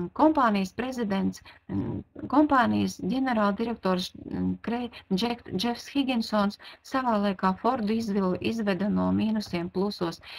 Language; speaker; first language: Latvian; non-native, local second language; Russian